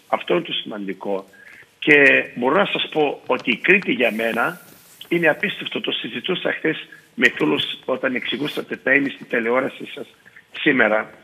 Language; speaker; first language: Greek; early bilingual, heritage; Greek